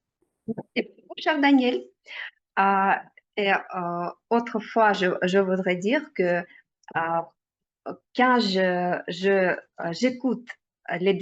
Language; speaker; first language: French; non-native, learner; Russian